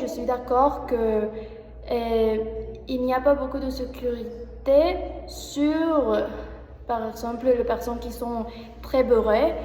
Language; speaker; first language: French; non-native, learner; Spanish